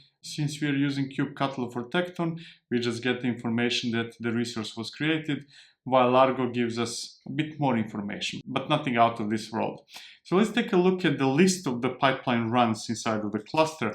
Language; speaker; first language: English; non-native, fluent; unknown